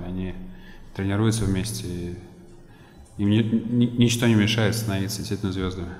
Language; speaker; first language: Russian; native; Russian